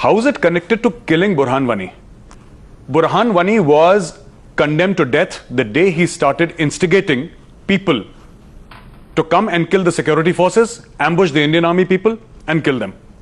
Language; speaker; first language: English; non-native, local second language; Hindi